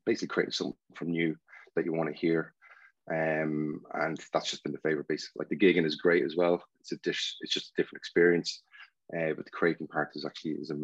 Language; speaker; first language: English; native; English